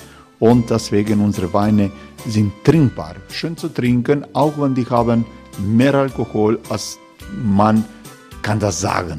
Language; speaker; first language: German; non-native, fluent; Croatian